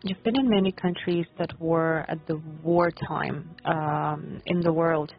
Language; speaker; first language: English; non-native, fluent; Ukrainian